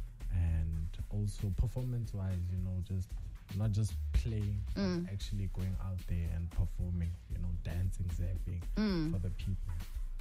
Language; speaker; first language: English; non-native, local second language; Zulu